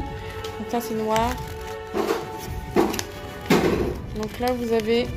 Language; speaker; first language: French; native; French